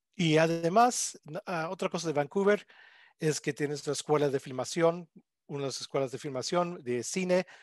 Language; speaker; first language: Spanish; non-native, fluent; English